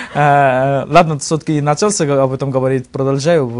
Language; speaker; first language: Russian; non-native, learner; Bangla